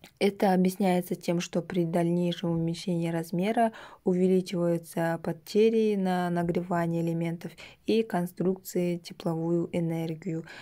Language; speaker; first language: Russian; non-native, local second language; Kazakh